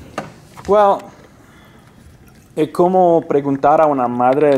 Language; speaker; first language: Spanish; non-native, fluent; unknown